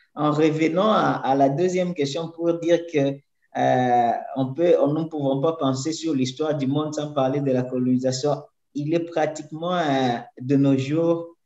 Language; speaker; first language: French; native; French